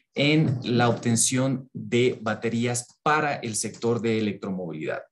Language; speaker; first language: Spanish; native; Spanish